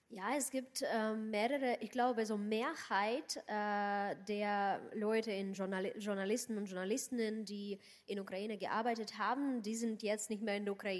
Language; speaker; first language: German; non-native, fluent; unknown